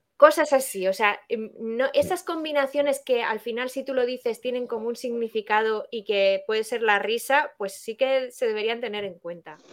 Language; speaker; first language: Spanish; native; Spanish